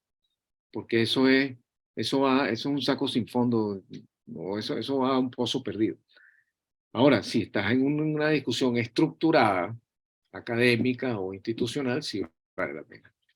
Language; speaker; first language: Spanish; native; Spanish